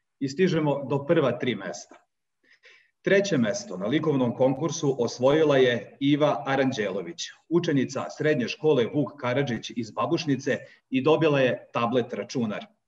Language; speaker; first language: Serbian; native; Serbian